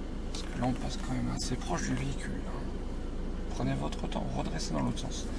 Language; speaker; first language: French; native; French